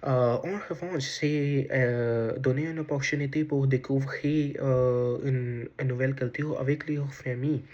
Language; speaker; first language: French; non-native, learner; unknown